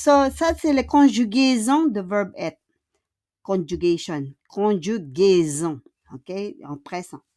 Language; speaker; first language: French; non-native, fluent; Filipino